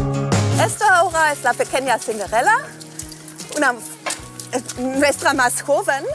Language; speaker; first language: Spanish; non-native, fluent; German